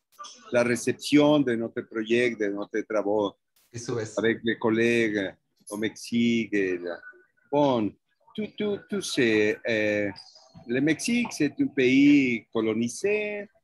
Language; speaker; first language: French; non-native, fluent; Spanish